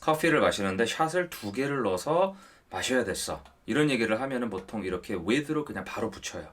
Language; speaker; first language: Korean; native; Korean